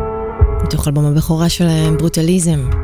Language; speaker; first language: Hebrew; native; Hebrew